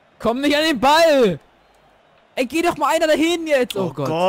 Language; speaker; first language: German; native; German